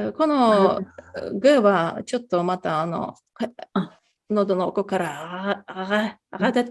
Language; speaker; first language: Japanese; non-native, fluent; Tatar